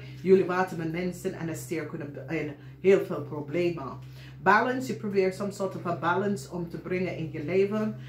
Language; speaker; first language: Dutch; non-native, learner; English